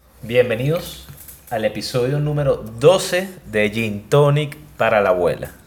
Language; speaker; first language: Spanish; native; Spanish